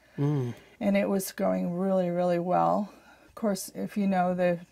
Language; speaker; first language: English; native; English